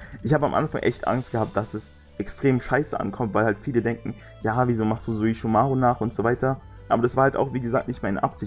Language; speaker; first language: German; native; German